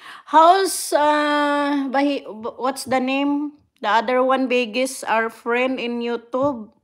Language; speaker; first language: English; non-native, local second language; Cebuano